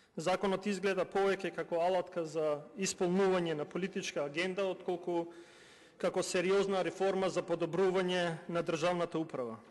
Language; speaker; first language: Macedonian; non-native, local second language; Albanian